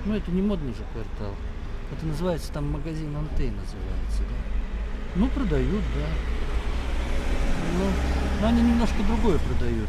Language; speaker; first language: Russian; native; Russian